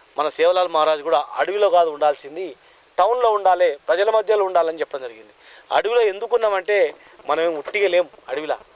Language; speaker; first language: Telugu; native; Telugu